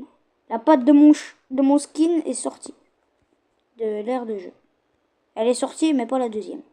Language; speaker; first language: French; native; French